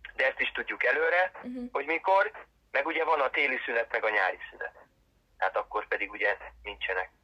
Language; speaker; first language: Hungarian; native; Hungarian